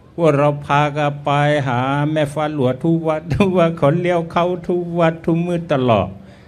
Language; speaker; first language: Thai; non-native, local second language; S'gaw Karen